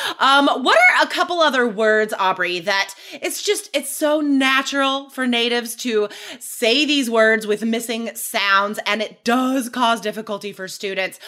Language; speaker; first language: English; native; English